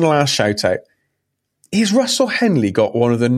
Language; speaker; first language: English; native; English